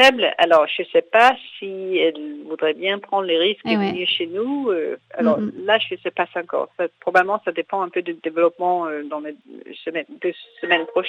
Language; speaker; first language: French; non-native, fluent; Danish